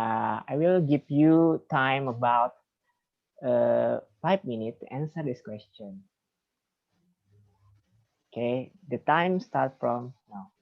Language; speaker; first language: English; non-native, fluent; Indonesian